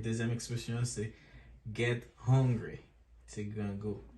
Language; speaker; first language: French; non-native, local second language; Haitian Creole